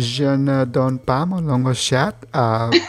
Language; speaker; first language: French; non-native, learner; Spanish